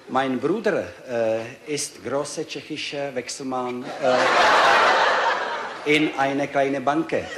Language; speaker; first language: German; non-native, learner; Czech